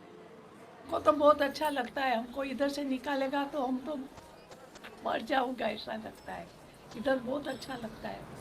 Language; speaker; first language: Hindi; non-native, local second language; Marathi